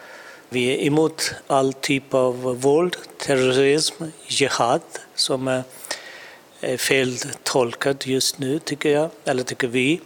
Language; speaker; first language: Swedish; non-native, fluent; Urdu